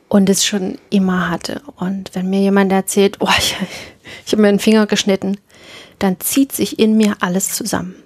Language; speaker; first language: German; native; German